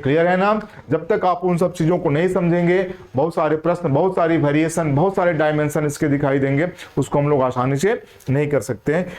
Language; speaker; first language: Hindi; native; Hindi